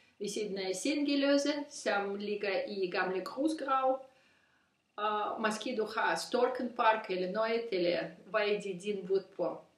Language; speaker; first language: Danish; non-native, learner; Russian